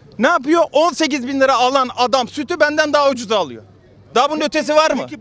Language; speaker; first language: Turkish; native; Turkish